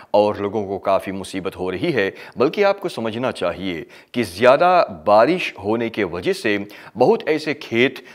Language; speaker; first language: Hindi; early bilingual, heritage; Hindi